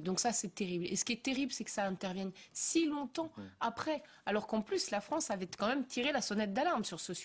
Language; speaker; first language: French; native; French